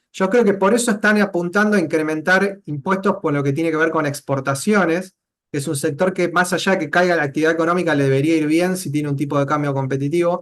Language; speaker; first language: Spanish; native; Spanish